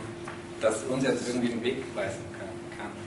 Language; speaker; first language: German; native; German